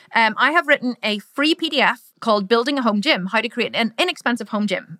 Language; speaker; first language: English; native; English